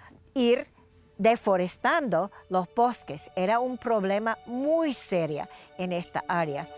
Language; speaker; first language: Spanish; non-native, fluent; English